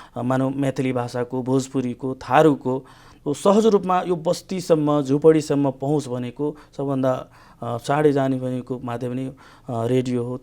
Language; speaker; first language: Nepali; non-native, local second language; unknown